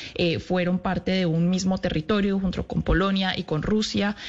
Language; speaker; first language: Spanish; native; Spanish